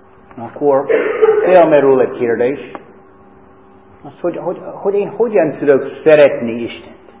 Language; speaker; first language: Hungarian; non-native, fluent; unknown